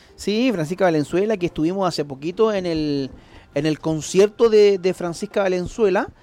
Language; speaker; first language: Spanish; native; Spanish